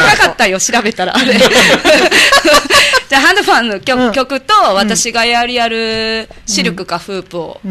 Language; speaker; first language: Japanese; native; Japanese